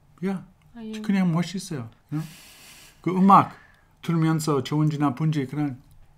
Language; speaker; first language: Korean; non-native, fluent; English